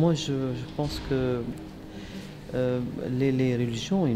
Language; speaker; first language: French; non-native, local second language; Arabic